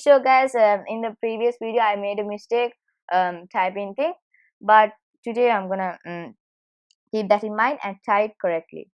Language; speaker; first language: English; non-native, fluent; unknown